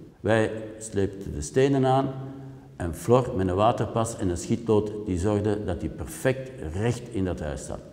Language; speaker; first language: Dutch; native; Dutch